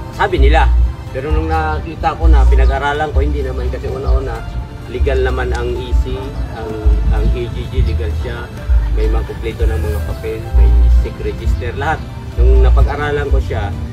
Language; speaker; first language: Filipino; non-native, local second language; Masbatenyo